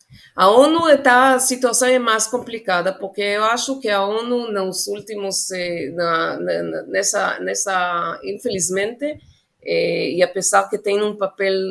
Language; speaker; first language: Portuguese; non-native, fluent; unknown